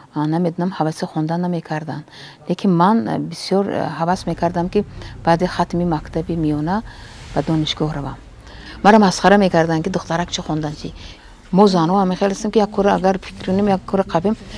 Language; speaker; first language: Tajik; native; Tajik